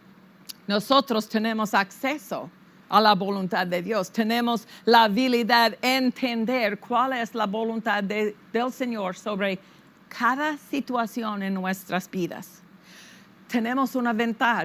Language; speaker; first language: Spanish; non-native, fluent; English